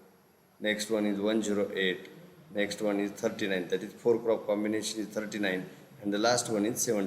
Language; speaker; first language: English; non-native, local second language; Marathi